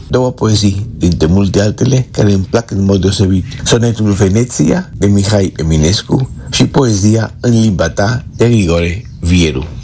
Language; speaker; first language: Romanian; non-native, fluent; Spanish